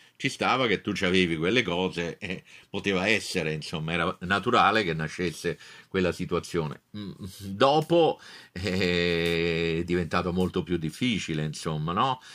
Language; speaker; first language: Italian; native; Italian